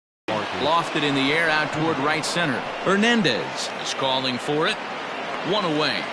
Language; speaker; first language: English; native; English